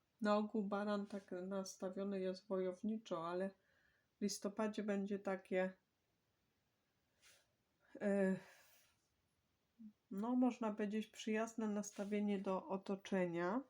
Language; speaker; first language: Polish; native; Polish